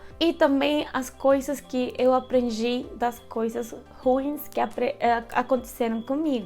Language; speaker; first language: Portuguese; non-native, fluent; Spanish